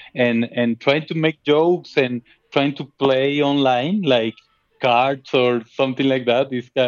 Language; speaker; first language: English; non-native, fluent; Spanish